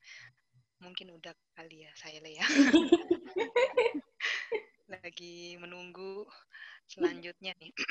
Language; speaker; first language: Indonesian; native; Indonesian